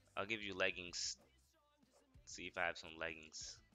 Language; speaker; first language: English; native; English